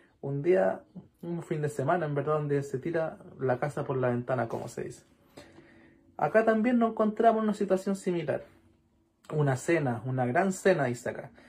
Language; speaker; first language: Spanish; native; Spanish